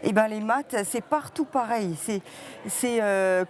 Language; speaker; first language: French; native; French